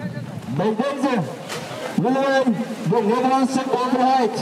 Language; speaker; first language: Dutch; non-native, fluent; Uyghur